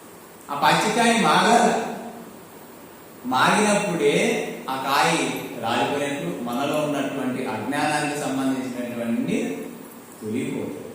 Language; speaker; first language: Telugu; native; Telugu